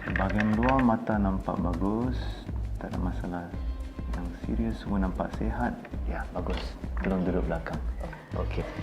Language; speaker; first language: Malay; non-native, local second language; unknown